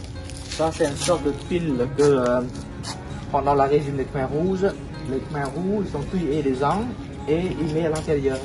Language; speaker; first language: French; non-native, fluent; Khmer